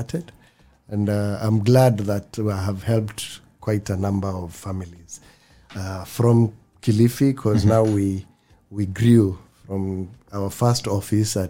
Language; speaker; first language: English; non-native, local second language; Swahili